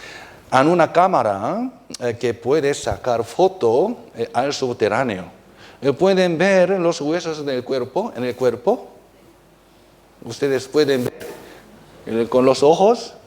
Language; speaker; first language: Spanish; non-native, fluent; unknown